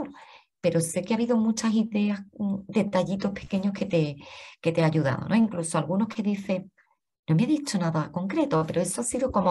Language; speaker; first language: Spanish; native; Spanish